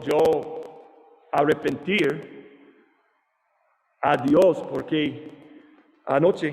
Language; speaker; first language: Spanish; non-native, learner; English